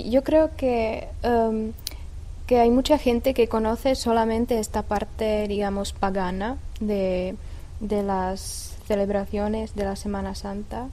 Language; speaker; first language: Spanish; non-native, fluent; Czech